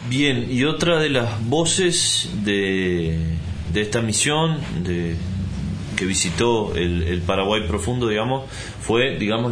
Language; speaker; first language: Spanish; native; Spanish